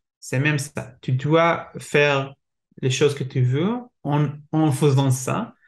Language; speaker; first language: French; non-native, learner; Hebrew